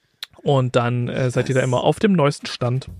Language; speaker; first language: German; native; German